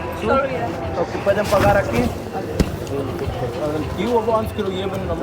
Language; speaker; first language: Spanish; non-native, learner; Turkish